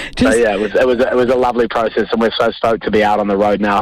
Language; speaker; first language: English; native; English